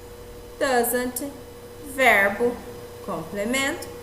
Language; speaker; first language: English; non-native, fluent; Portuguese